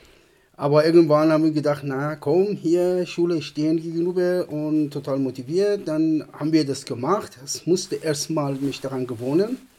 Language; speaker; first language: German; non-native, fluent; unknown